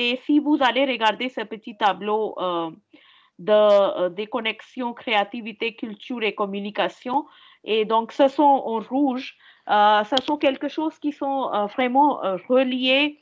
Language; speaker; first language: French; non-native, fluent; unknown